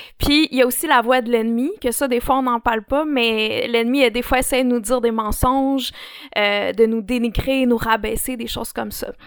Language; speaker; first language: French; native; French